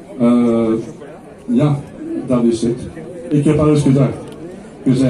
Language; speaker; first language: Dutch; non-native, local second language; French